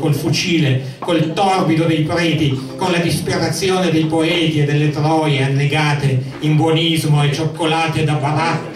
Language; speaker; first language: Italian; native; Italian